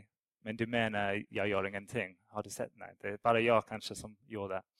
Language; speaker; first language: Swedish; non-native, fluent; English